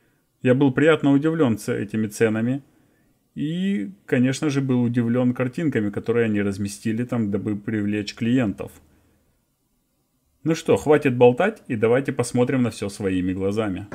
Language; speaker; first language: Russian; native; Russian